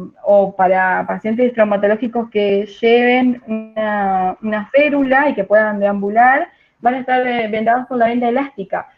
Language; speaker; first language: Spanish; native; Spanish